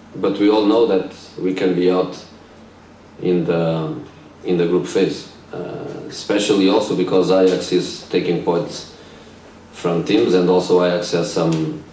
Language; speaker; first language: English; non-native, fluent; Portuguese